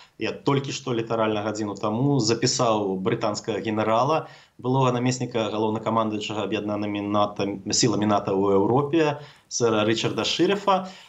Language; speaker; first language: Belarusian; native; Belarusian